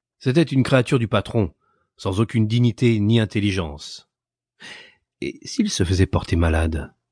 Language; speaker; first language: French; native; French